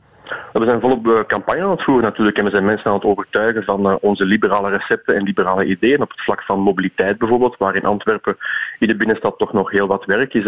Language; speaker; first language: Dutch; native; Dutch